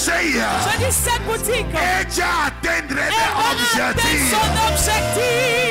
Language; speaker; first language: French; non-native, local second language; Ewe